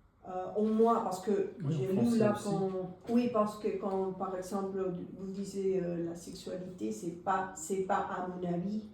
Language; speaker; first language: French; non-native, fluent; Spanish